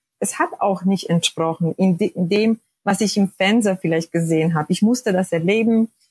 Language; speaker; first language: German; non-native, fluent; Polish